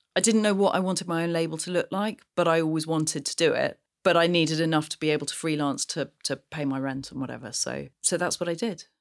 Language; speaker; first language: English; native; English